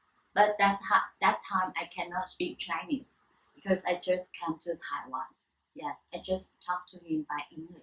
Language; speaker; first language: English; non-native, learner; Vietnamese